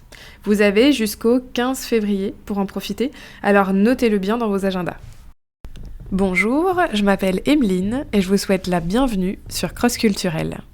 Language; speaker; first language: French; native; French